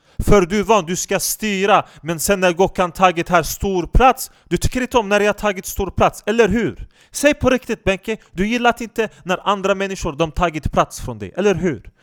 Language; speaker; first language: Swedish; non-native, fluent; Turkish